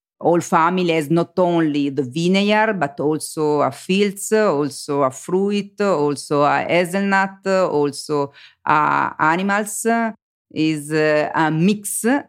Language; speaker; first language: English; non-native, learner; Italian